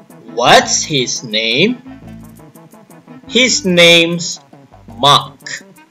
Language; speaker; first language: English; non-native, local second language; Malay